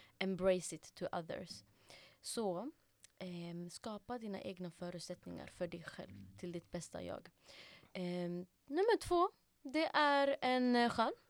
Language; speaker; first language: Swedish; early bilingual, other home language; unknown